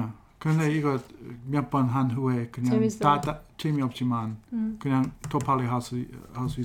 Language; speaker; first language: Korean; non-native, fluent; English